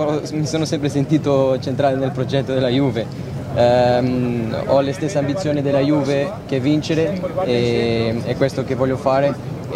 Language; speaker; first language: Italian; non-native, fluent; Portuguese